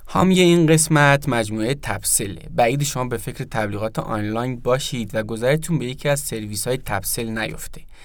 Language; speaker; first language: Persian; native; Persian